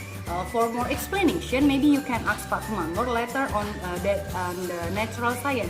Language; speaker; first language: English; non-native, fluent; Indonesian